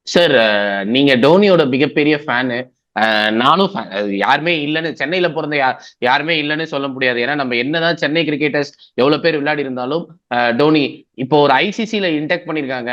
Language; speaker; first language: Tamil; native; Tamil